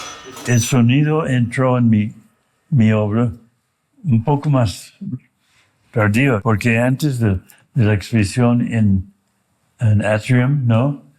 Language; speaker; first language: Spanish; non-native, fluent; English